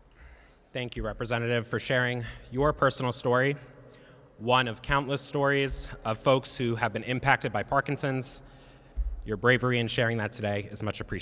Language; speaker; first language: English; native; English